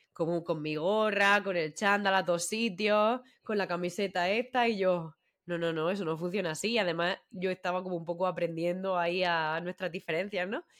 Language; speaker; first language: Spanish; native; Spanish